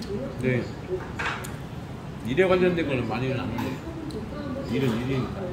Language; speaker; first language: Korean; native; Korean